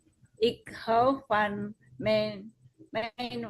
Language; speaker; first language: Dutch; non-native, learner; Indonesian